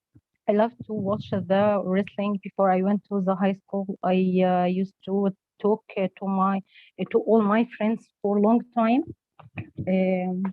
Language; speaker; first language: English; non-native, learner; Arabic